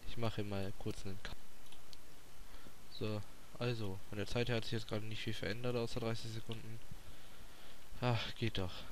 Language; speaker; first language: German; native; German